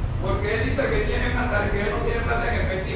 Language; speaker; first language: Spanish; non-native, learner; Korean